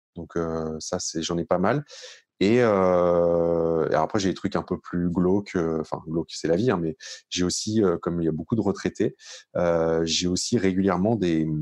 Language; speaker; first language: French; native; French